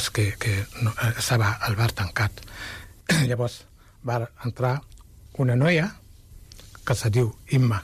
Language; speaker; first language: Catalan; non-native, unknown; Wolof